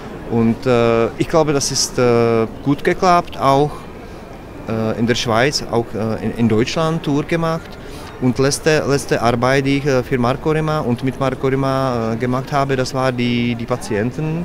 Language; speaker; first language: German; non-native, learner; Czech